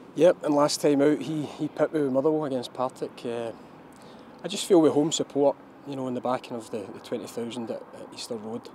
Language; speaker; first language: English; native; English